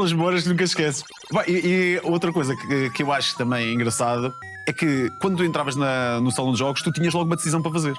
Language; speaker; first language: Portuguese; native; Portuguese